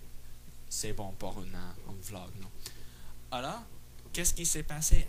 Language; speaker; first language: French; non-native, fluent; English